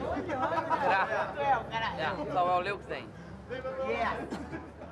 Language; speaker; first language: Dutch; non-native, learner; Portuguese